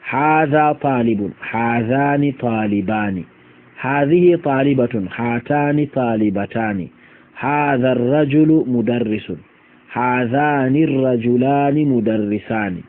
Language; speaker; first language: Arabic; non-native, fluent; Fula